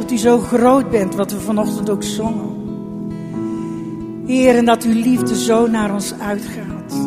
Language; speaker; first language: Dutch; native; Dutch